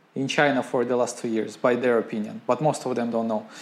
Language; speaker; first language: English; non-native, fluent; Ukrainian